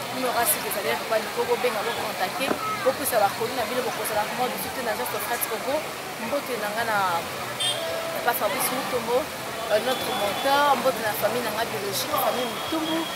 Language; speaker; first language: Lingala; native; Lingala